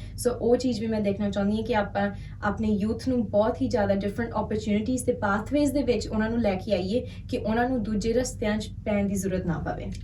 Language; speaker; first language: Punjabi; early bilingual, heritage; Punjabi